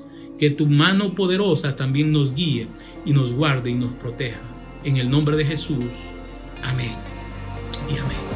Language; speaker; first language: Spanish; native; Spanish